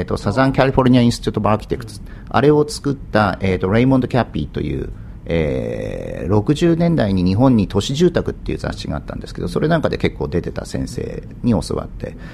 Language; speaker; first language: Japanese; native; Japanese